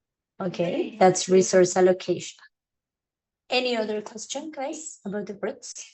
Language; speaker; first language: English; non-native, fluent; Spanish